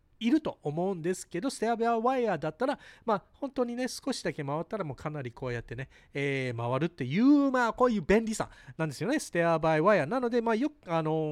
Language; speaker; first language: Japanese; early bilingual, heritage; Japanese